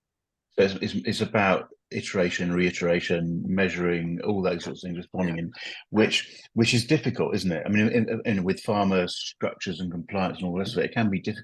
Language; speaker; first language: English; native; English